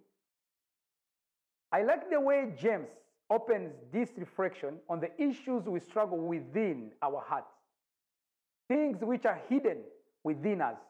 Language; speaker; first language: English; non-native, local second language; Kinyarwanda